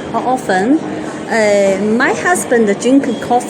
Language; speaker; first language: English; non-native, learner; Chinese